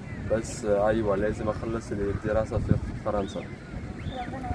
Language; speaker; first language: Arabic; non-native, fluent; French